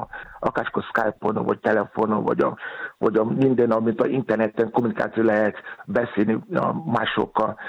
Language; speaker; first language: Hungarian; non-native, fluent; Yoruba